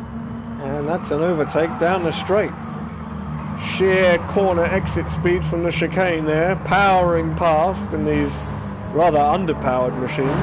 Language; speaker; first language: English; native; English